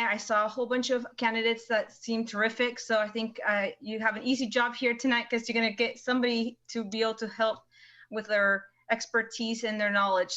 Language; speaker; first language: English; early bilingual, other home language; Spanish